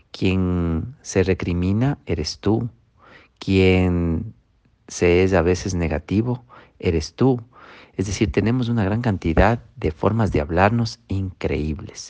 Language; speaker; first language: Spanish; native; Spanish